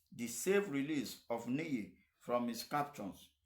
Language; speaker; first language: English; non-native, local second language; Yoruba